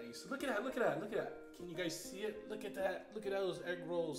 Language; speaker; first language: English; native; English